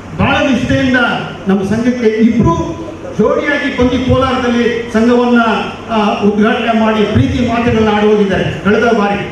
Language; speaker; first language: Kannada; native; Kannada